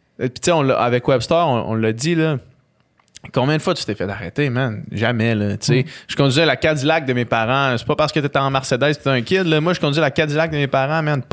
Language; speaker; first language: French; native; French